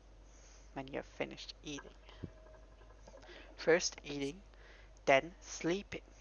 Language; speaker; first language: English; non-native, fluent; German